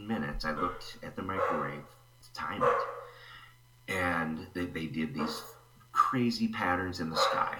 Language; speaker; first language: English; native; English